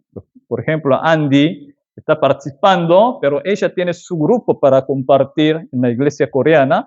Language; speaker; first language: Spanish; non-native, fluent; Korean